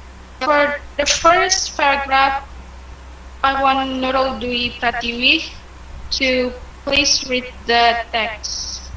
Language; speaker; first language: English; non-native, learner; Indonesian